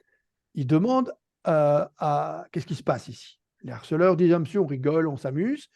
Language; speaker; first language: French; native; French